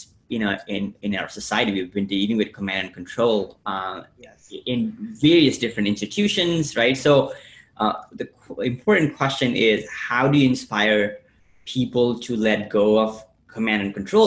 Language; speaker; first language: English; non-native, local second language; Nepali